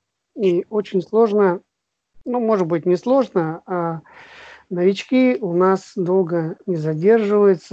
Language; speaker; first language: Russian; native; Russian